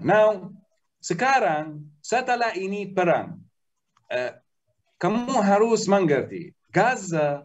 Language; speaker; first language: Indonesian; non-native, learner; Arabic